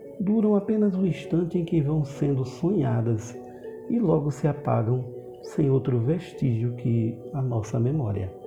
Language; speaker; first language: Portuguese; native; Portuguese